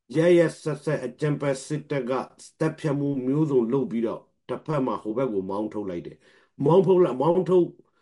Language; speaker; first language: Burmese; non-native, local second language; Rohingya